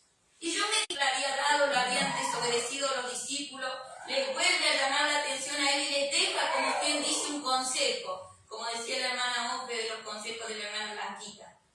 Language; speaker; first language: Spanish; native; Spanish